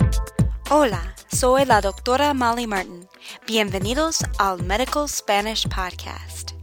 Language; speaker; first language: Spanish; non-native, fluent; English